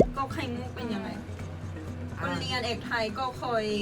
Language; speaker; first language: Thai; non-native, fluent; Korean